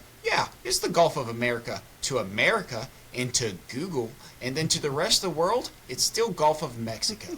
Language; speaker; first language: English; native; English